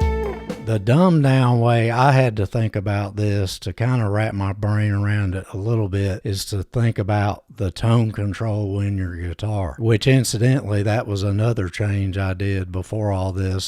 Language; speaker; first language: English; native; English